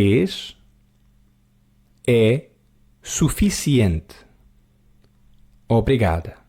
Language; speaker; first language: Portuguese; non-native, learner; English